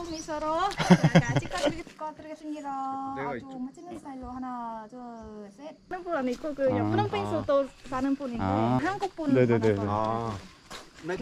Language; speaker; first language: Korean; non-native, learner; Khmer